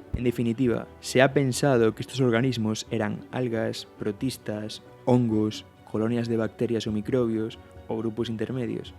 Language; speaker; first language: Spanish; native; Spanish